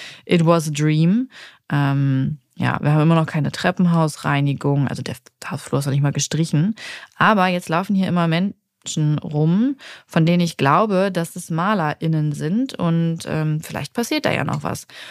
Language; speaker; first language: German; native; German